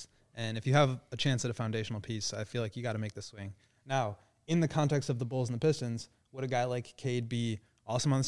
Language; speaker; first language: English; native; English